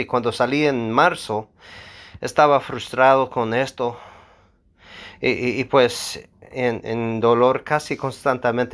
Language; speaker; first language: Spanish; non-native, fluent; English